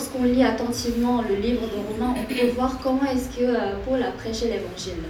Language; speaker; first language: French; non-native, fluent; Korean